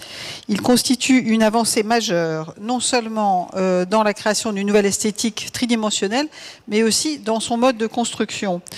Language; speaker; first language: French; native; French